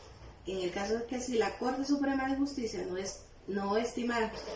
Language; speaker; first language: Spanish; native; Spanish